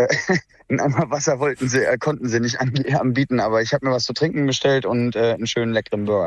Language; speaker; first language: German; native; German